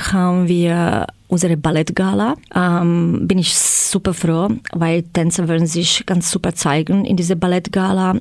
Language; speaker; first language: German; non-native, fluent; Croatian